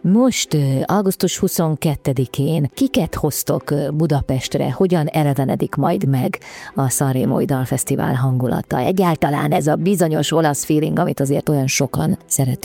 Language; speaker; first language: Hungarian; native; Hungarian